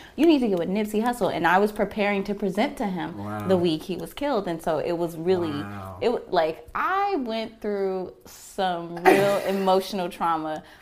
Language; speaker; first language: English; native; English